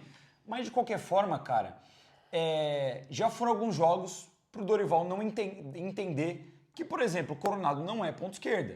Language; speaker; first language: Portuguese; native; Portuguese